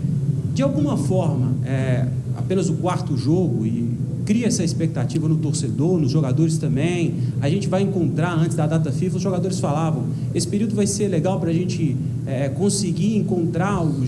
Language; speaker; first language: Portuguese; native; Portuguese